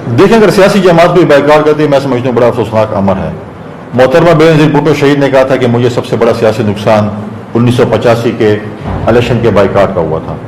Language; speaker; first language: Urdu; non-native, local second language; Saraiki